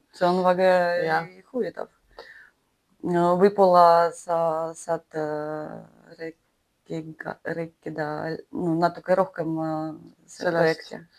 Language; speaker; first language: Estonian; non-native, learner; Russian